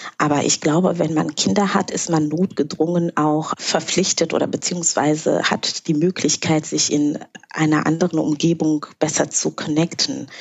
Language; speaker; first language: German; early bilingual, other home language; Kinyarwanda